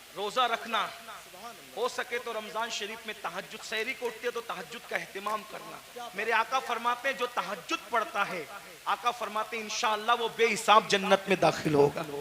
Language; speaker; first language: Urdu; native; Urdu